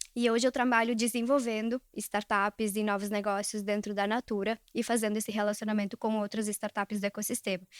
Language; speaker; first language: Portuguese; early bilingual, other home language; Spanish